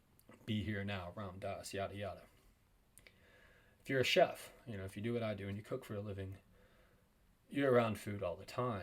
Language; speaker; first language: English; native; English